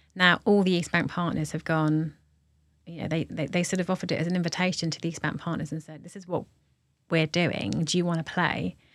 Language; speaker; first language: English; native; English